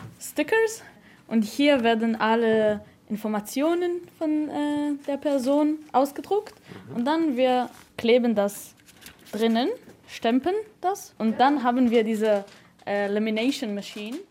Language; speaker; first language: German; non-native, learner; Hebrew